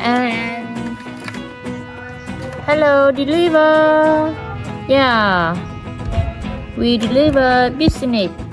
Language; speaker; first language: English; non-native, learner; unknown